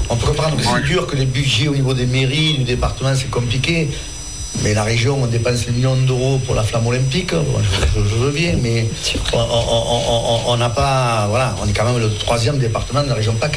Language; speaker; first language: French; native; French